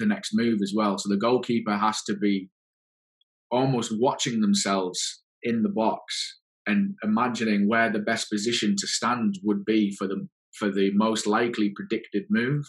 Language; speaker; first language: English; native; English